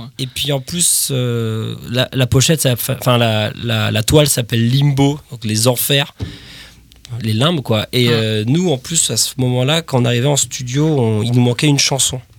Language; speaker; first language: French; native; French